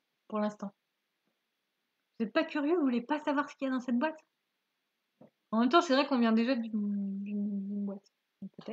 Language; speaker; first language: French; native; French